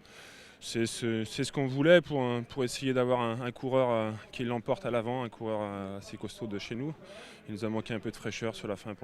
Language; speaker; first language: French; native; French